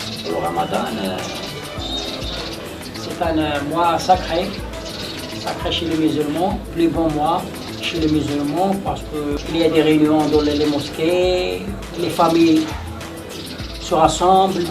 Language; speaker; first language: French; non-native, local second language; Arabic